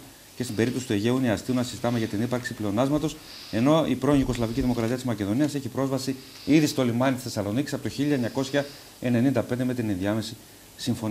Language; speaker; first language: Greek; native; Greek